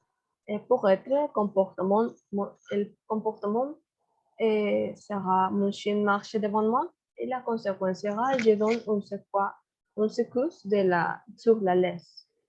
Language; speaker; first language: French; non-native, learner; Spanish